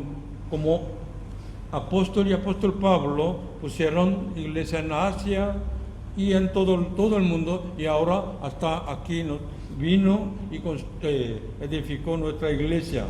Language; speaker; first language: Spanish; non-native, learner; Korean